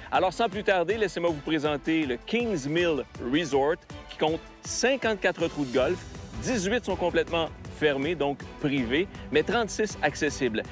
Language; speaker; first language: French; native; French